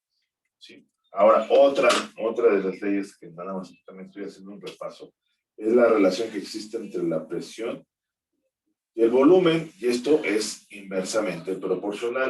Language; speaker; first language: Spanish; native; Spanish